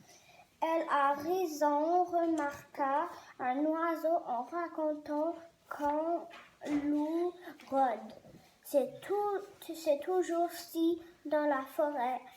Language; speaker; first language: French; non-native, learner; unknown